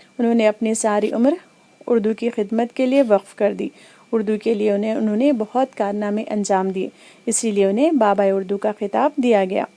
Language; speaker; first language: Urdu; native; Urdu